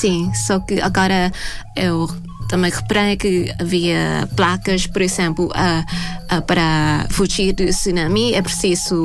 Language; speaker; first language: Portuguese; non-native, fluent; Thai